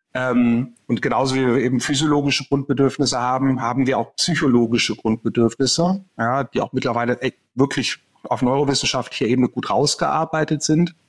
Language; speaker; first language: German; native; German